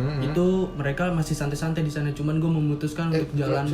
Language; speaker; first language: Indonesian; native; Indonesian